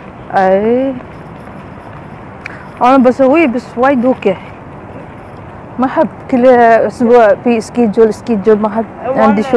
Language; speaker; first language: Arabic; non-native, learner; Filipino